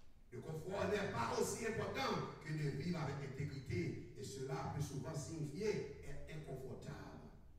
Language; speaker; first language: French; native; French